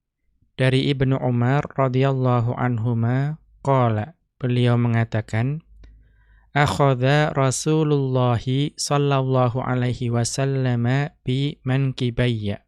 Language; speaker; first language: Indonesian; native; Indonesian